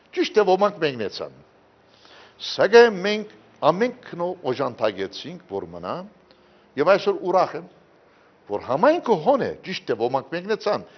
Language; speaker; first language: Armenian; early bilingual, heritage; Armenian